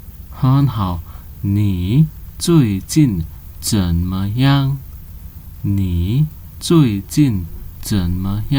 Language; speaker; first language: Chinese; non-native, fluent; Nepali